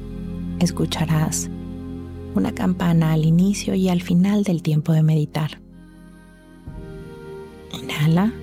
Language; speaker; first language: Spanish; native; Spanish